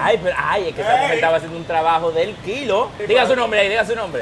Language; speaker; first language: Spanish; native; Spanish